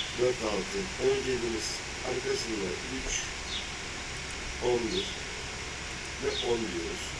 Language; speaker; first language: Turkish; native; Turkish